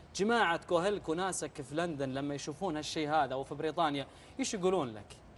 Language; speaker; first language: Arabic; native; Arabic